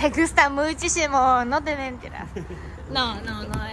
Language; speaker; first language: Spanish; non-native, learner; Japanese